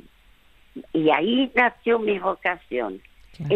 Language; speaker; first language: Spanish; early bilingual, other home language; French